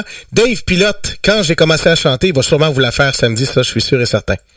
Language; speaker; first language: French; native; French